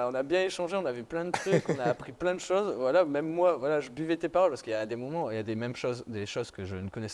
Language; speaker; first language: French; native; French